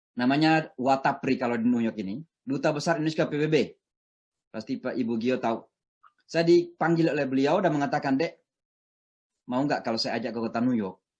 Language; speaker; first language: Indonesian; non-native, local second language; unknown